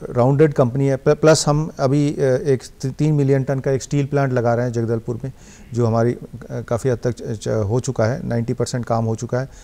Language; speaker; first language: Hindi; non-native, local second language; Bangla